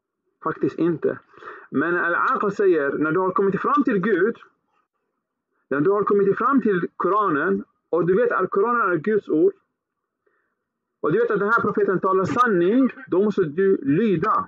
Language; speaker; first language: Swedish; early bilingual, other home language; Arabic